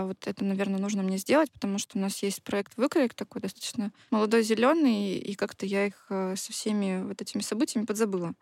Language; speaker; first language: Russian; native; Russian